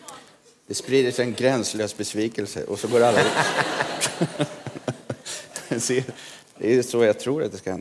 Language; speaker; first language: Swedish; native; Swedish